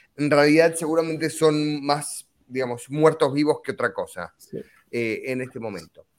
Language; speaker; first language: Spanish; native; Spanish